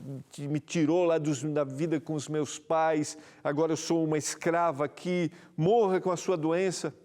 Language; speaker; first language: Portuguese; native; Portuguese